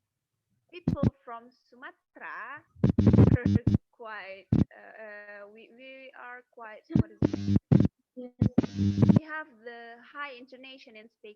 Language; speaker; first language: English; non-native, fluent; Indonesian